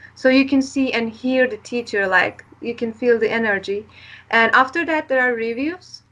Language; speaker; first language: English; non-native, fluent; Turkish